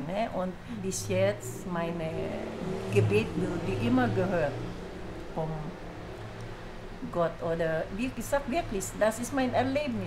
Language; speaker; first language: German; non-native, fluent; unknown